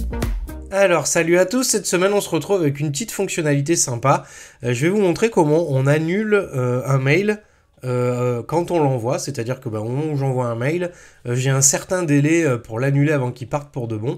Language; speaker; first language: French; native; French